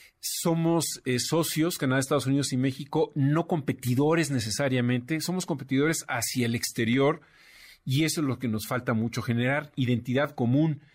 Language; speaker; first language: Spanish; native; Spanish